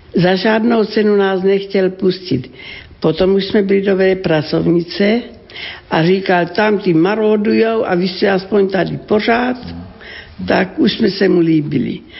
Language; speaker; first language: Czech; native; Czech